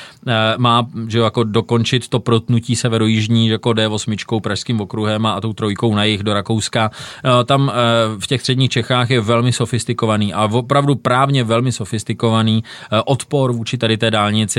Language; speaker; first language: Czech; native; Czech